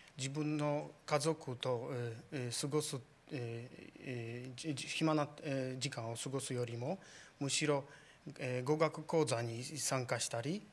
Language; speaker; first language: Japanese; non-native, fluent; Polish